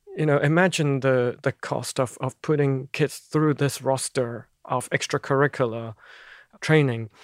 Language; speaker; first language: English; non-native, local second language; Cantonese